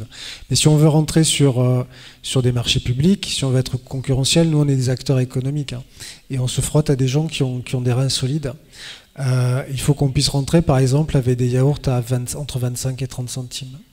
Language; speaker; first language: French; native; French